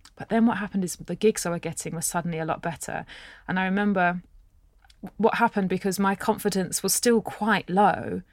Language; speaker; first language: English; native; English